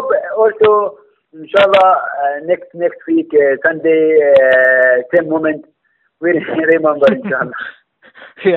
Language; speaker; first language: English; non-native, learner; Arabic